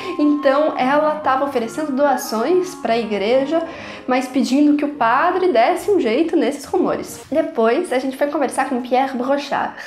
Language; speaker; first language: Portuguese; native; Portuguese